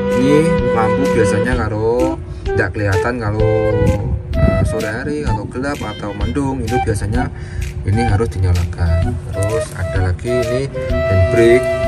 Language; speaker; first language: Indonesian; native; Indonesian